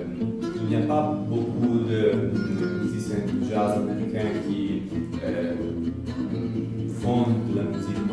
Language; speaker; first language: French; non-native, fluent; Italian